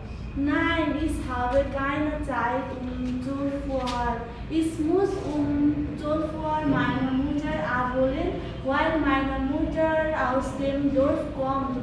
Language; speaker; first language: German; non-native, learner; Nepali